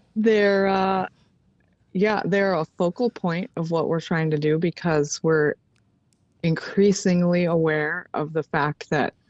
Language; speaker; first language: English; native; English